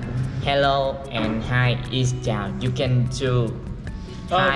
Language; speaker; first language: English; non-native, learner; Vietnamese